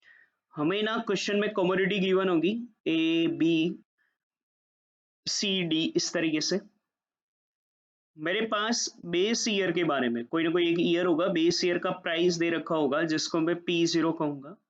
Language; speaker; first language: Hindi; native; Hindi